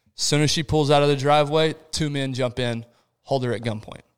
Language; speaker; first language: English; early bilingual, other home language; Portuguese